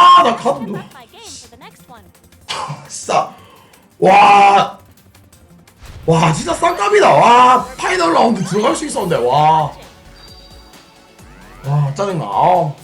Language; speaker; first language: Korean; native; Korean